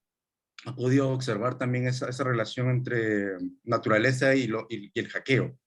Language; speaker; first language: Spanish; native; Spanish